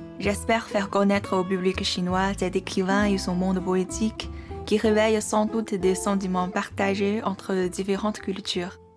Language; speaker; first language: French; non-native, fluent; Chinese